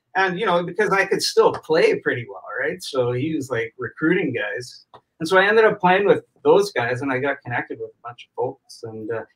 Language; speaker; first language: English; native; English